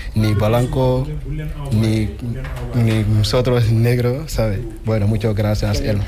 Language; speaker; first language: Spanish; non-native, learner; Wolof